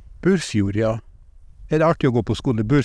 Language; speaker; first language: Norwegian; native; Norwegian